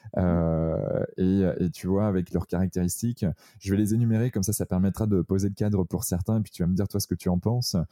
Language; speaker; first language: French; native; French